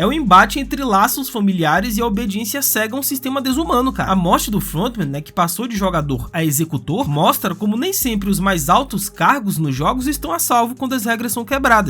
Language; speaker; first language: Portuguese; native; Portuguese